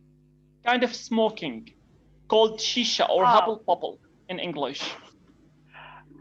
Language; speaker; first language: English; non-native, fluent; Arabic